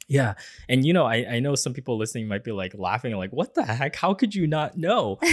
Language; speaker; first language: English; early bilingual, other home language; Chinese